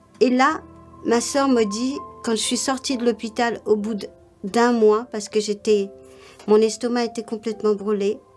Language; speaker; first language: French; non-native, local second language; Morisyen